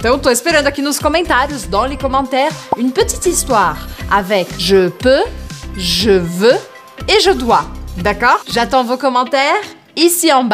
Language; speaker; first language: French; non-native, learner; Portuguese